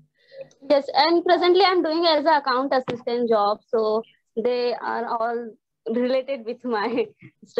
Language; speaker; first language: English; non-native, learner; Hindi